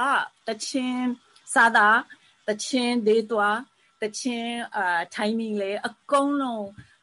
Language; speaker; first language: Burmese; early bilingual, heritage; Burmese